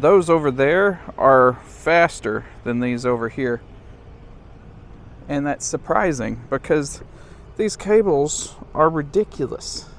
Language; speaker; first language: English; native; English